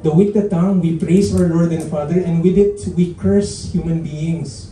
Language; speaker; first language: English; non-native, local second language; Filipino